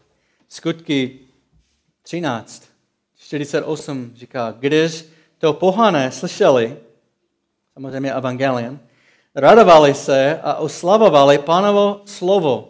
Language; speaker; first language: Czech; non-native, fluent; English